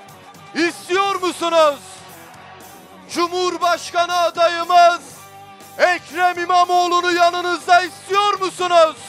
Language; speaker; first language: Turkish; native; Turkish